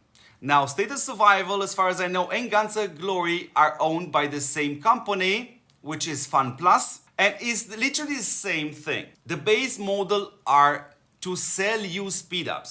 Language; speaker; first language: English; non-native, fluent; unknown